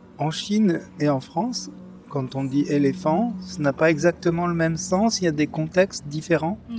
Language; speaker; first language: French; native; French